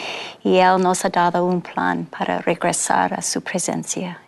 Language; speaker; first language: Spanish; non-native, fluent; English